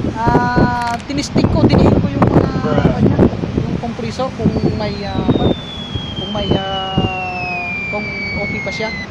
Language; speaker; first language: Filipino; non-native, local second language; Bikol